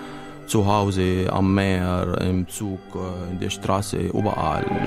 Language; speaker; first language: German; non-native, learner; Arabic